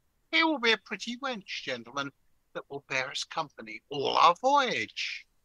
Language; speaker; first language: English; native; English